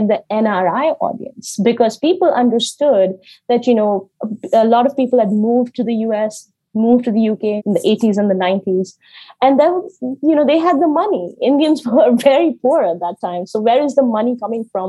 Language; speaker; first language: English; non-native, local second language; Hindi